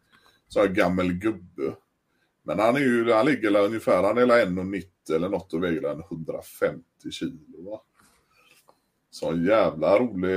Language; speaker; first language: Swedish; native; Swedish